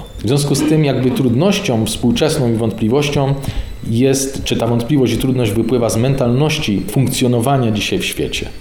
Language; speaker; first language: Polish; native; Polish